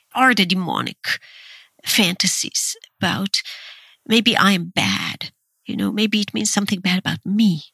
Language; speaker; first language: English; non-native, fluent; Hebrew